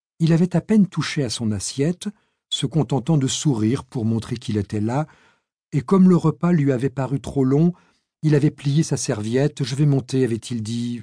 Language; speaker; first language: French; native; French